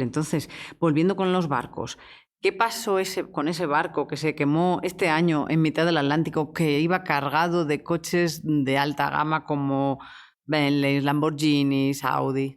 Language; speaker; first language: Spanish; native; Spanish